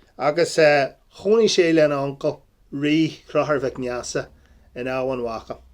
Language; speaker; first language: Irish; non-native, local second language; English